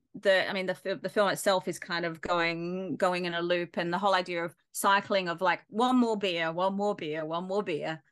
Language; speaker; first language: English; native; English